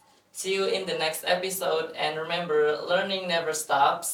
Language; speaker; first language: English; non-native, fluent; Indonesian